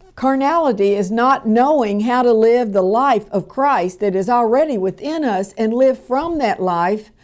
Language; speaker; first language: English; native; English